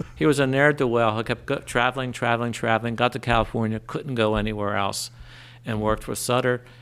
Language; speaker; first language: English; native; English